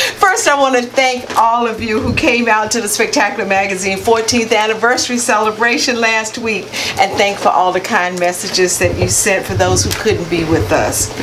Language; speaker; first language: English; native; English